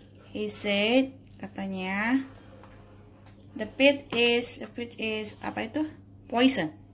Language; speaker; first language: English; non-native, learner; Indonesian